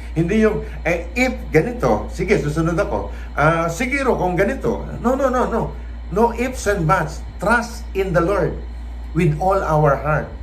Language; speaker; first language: Filipino; non-native, local second language; Cebuano